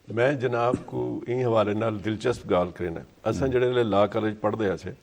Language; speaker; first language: Urdu; non-native, local second language; Punjabi